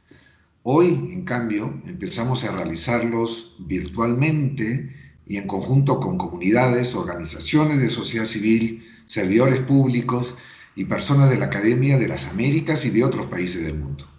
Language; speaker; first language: Spanish; native; Spanish